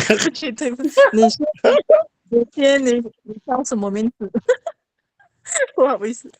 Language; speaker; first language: Chinese; non-native, learner; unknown